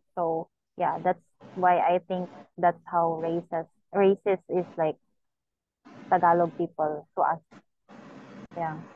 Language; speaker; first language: English; non-native, local second language; Cebuano